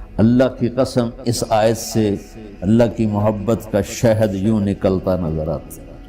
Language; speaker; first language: Urdu; non-native, local second language; Punjabi